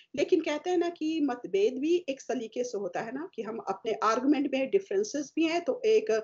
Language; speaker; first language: Hindi; native; Hindi